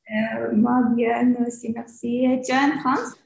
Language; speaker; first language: French; non-native, learner; Ukrainian